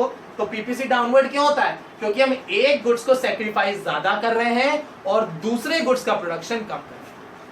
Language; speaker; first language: Hindi; native; Hindi